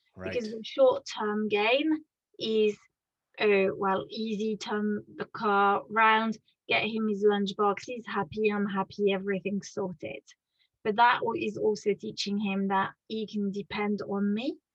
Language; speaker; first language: English; non-native, fluent; French